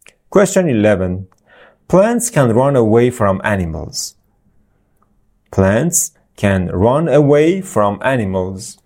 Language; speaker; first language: English; non-native, fluent; Persian